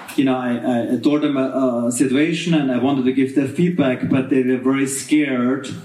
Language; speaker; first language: English; non-native, fluent; German